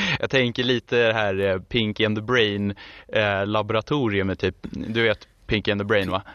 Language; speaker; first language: Swedish; early bilingual, other home language; German